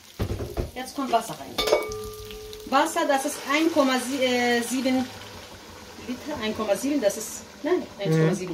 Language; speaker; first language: German; non-native, learner; Kurdish